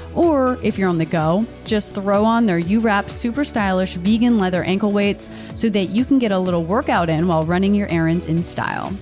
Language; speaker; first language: English; native; English